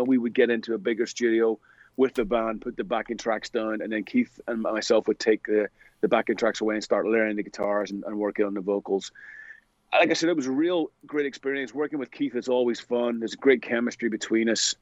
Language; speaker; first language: English; native; English